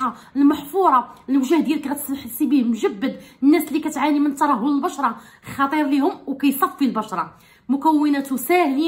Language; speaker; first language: Arabic; native; Arabic